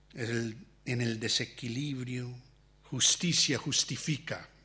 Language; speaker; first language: Spanish; early bilingual, heritage; Spanish